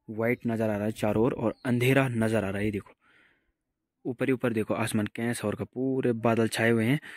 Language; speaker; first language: Hindi; non-native, local second language; Garhwali